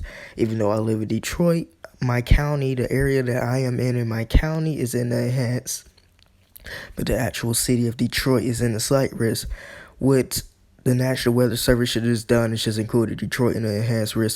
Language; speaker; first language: English; native; English